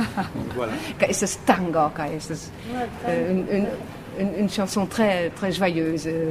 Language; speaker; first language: French; non-native, fluent; Western Frisian